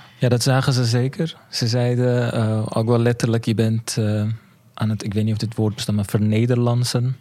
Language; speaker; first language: Dutch; early bilingual, other home language; Turkish